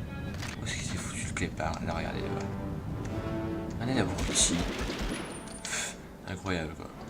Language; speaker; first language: French; native; French